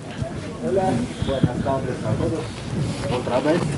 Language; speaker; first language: Spanish; non-native, learner; English